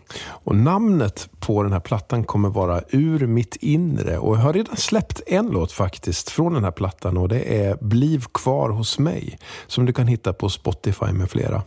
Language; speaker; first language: Swedish; native; Swedish